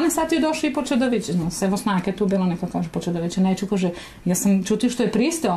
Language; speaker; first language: Serbian; native; Serbian